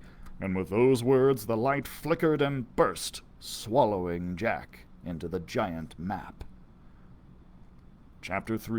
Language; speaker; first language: English; native; English